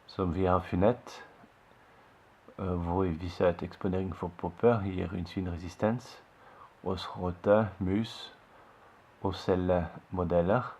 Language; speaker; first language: Norwegian; non-native, fluent; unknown